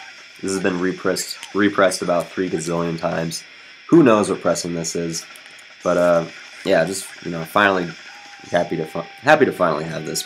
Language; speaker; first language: English; native; English